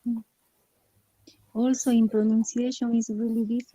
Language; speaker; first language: English; non-native, learner; Spanish